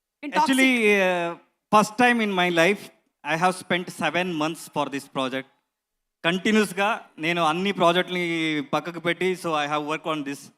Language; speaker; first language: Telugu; non-native, learner; Kannada